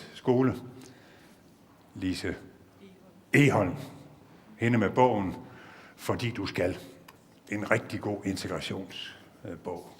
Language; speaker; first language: Danish; native; Danish